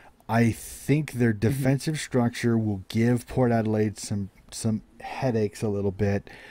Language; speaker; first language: English; native; English